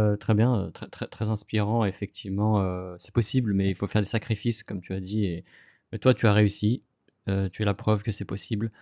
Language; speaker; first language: French; native; French